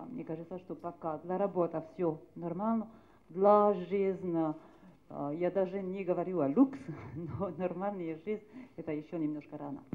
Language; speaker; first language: Russian; non-native, fluent; French